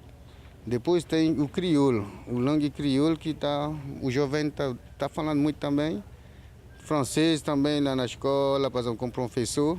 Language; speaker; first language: Portuguese; non-native, learner; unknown